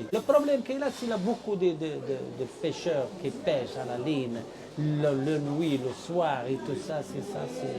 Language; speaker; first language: French; non-native, learner; Arabic